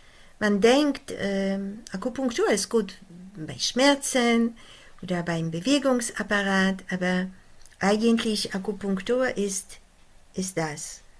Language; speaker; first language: German; non-native, fluent; Polish